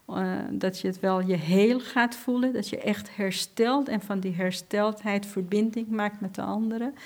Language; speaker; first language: Dutch; non-native, fluent; Persian